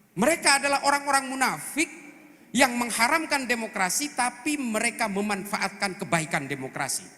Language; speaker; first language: Indonesian; non-native, local second language; Madurese